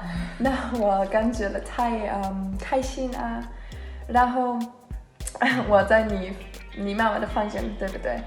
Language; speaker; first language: Chinese; non-native, learner; German